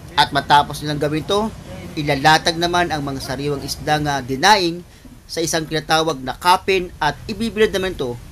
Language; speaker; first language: Filipino; non-native, local second language; Bikol